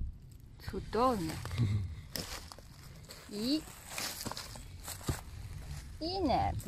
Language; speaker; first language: Polish; non-native, learner; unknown